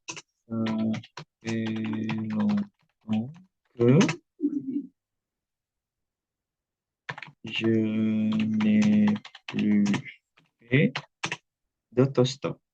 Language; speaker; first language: French; non-native, fluent; Indonesian